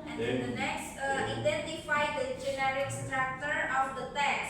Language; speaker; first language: English; non-native, learner; Indonesian